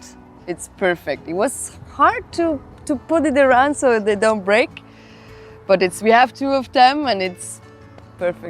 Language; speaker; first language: English; non-native, fluent; Swiss German